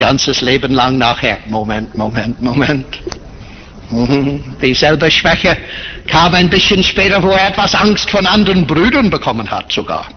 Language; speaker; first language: German; non-native, fluent; English